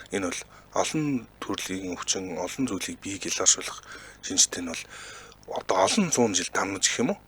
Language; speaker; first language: Mongolian; native; Mongolian